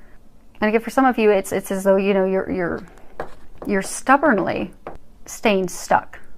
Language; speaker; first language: English; native; English